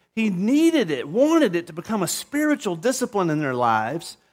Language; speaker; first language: English; native; English